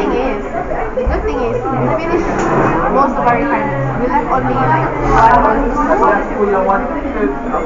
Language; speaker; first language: English; non-native, local second language; Malay